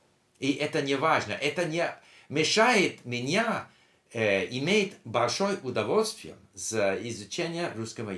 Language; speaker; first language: Russian; non-native, learner; English